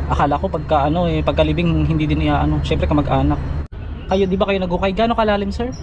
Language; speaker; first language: Filipino; native; Filipino